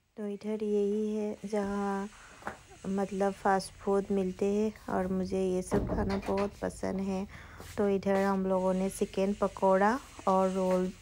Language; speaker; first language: Hindi; non-native, local second language; Assamese